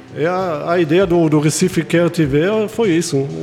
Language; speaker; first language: Portuguese; non-native, fluent; German